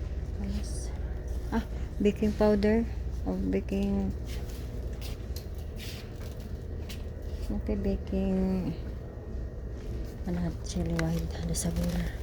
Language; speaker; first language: Arabic; non-native, learner; Filipino